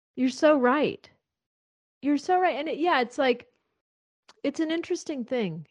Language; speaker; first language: English; native; English